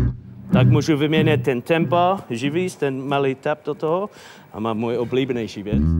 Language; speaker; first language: Czech; non-native, fluent; English